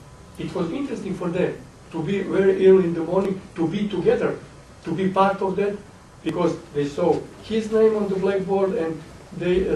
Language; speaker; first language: English; non-native, fluent; Serbian